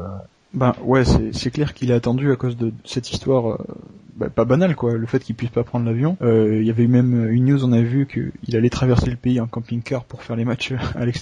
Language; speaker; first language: French; native; French